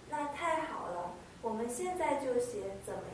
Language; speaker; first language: Chinese; non-native, learner; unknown